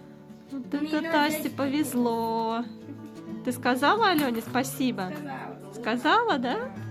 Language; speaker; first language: Russian; native; Russian